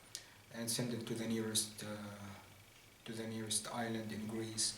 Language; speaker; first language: English; non-native, learner; Arabic